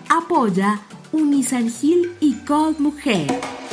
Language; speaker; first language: Spanish; native; Spanish